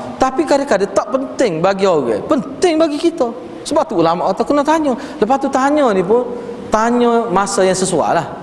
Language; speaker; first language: Malay; native; Malay